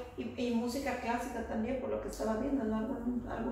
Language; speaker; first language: Spanish; native; Spanish